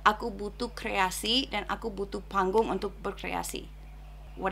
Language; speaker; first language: Indonesian; non-native, fluent; English